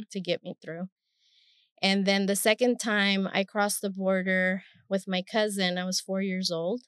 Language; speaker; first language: English; early bilingual, other home language; Spanish